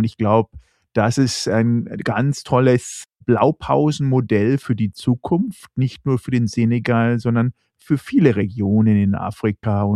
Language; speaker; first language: German; native; German